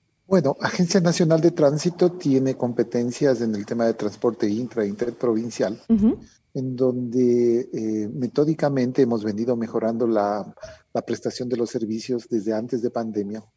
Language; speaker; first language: Spanish; native; Spanish